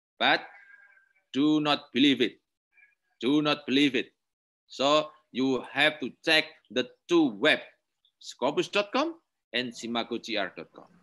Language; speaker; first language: English; non-native, learner; Indonesian